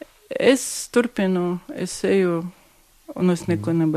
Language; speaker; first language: Latvian; non-native, local second language; Russian